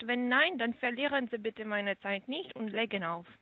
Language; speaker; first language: German; non-native, learner; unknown